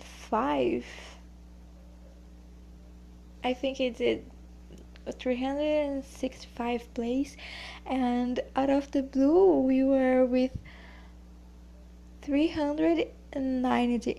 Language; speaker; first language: English; non-native, learner; Portuguese